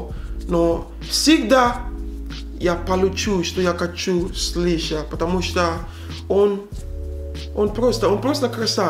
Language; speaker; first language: Russian; non-native, learner; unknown